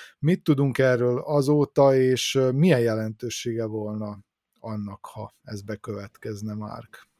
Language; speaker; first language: Hungarian; native; Hungarian